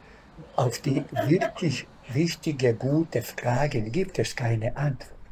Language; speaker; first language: German; non-native, fluent; Bosnian